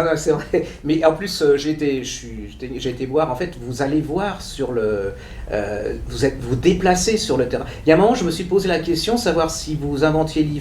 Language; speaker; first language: French; native; French